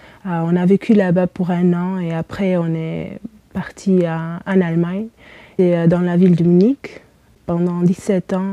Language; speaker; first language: French; early bilingual, heritage; Romanian